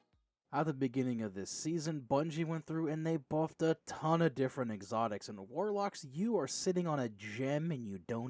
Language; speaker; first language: English; native; English